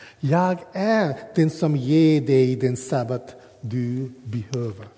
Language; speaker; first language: Swedish; non-native, fluent; English